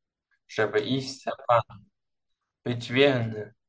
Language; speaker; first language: Polish; non-native, learner; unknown